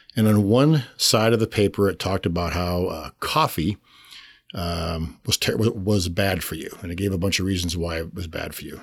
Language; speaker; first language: English; native; English